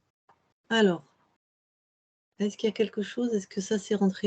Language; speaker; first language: French; native; French